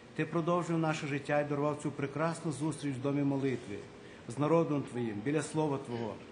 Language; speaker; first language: Russian; non-native, local second language; Ukrainian